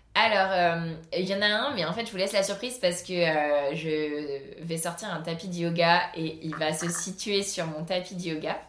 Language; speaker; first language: French; native; French